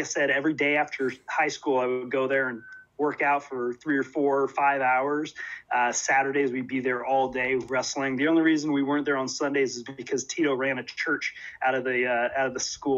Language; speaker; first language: English; native; English